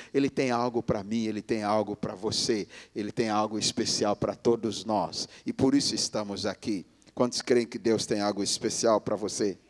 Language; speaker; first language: Portuguese; non-native, fluent; English